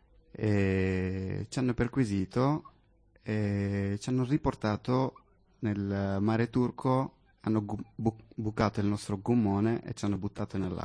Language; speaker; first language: Italian; non-native, fluent; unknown